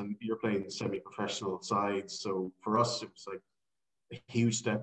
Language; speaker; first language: English; native; English